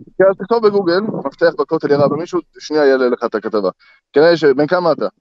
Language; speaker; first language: Hebrew; non-native, fluent; English